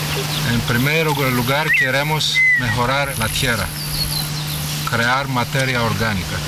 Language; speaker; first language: Spanish; non-native, fluent; Greek